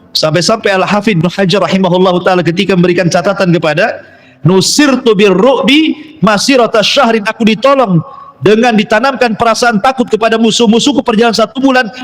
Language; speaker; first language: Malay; native; Malay